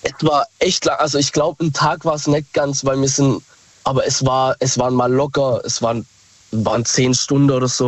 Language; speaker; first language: German; native; German